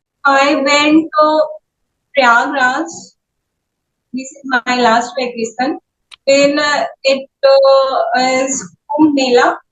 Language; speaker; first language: English; non-native, learner; Hindi